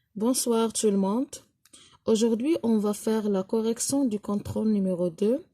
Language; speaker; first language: French; non-native, local second language; Arabic